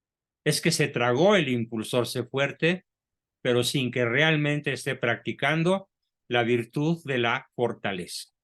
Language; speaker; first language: Spanish; native; Spanish